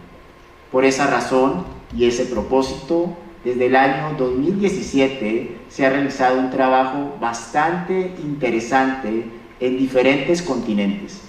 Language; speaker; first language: Spanish; native; Spanish